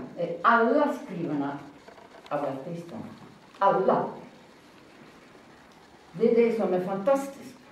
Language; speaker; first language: Swedish; non-native, fluent; Italian